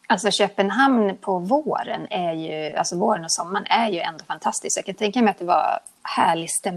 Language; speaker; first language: Swedish; native; Swedish